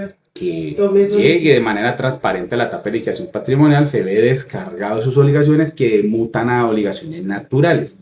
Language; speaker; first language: Spanish; native; Spanish